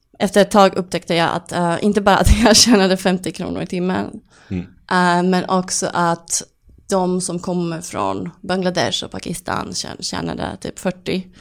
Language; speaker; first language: Swedish; non-native, fluent; Polish